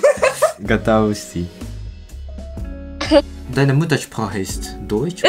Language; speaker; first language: German; non-native, fluent; Japanese